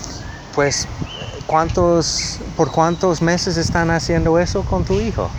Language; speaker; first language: Spanish; non-native, learner; English